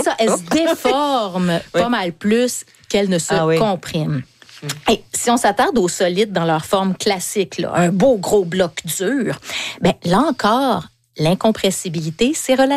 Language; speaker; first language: French; native; French